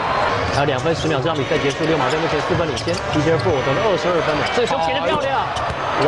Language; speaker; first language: Chinese; native; Chinese